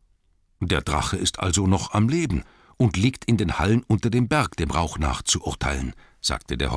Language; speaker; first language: German; native; German